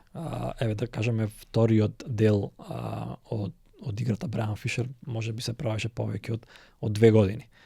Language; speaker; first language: Macedonian; native; Macedonian